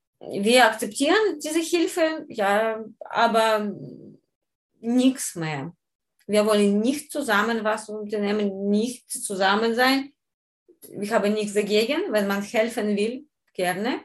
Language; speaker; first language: German; non-native, learner; Ukrainian